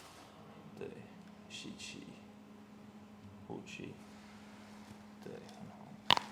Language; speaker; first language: Chinese; non-native, fluent; English